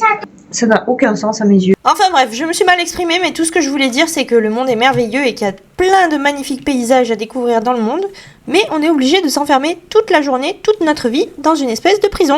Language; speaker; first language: French; native; French